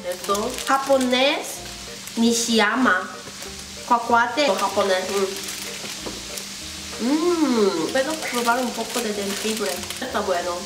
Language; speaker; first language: Spanish; non-native, learner; Korean